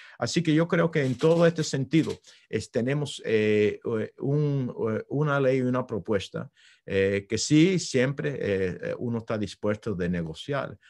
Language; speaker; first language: Spanish; early bilingual, heritage; Spanish